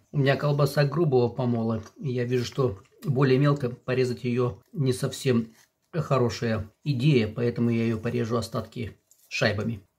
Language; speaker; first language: Russian; native; Russian